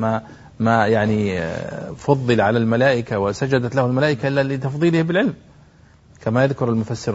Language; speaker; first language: Arabic; native; Arabic